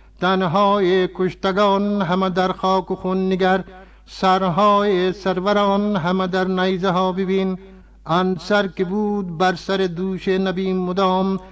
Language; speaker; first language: Persian; non-native, fluent; Urdu